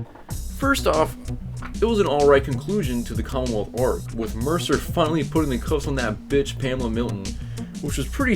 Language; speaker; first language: English; native; English